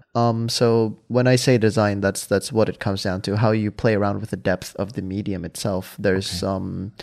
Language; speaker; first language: English; non-native, fluent; Thai